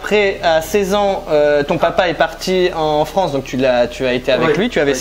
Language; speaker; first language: French; native; French